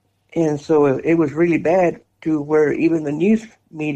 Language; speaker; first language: English; native; English